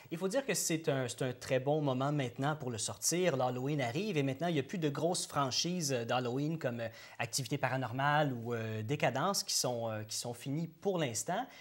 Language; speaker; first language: French; native; French